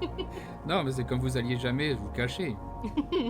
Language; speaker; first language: French; native; French